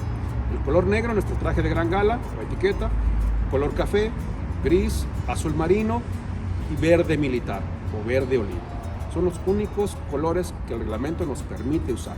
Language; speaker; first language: Spanish; native; Spanish